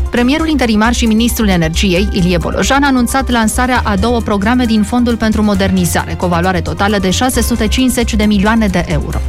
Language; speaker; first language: Romanian; native; Romanian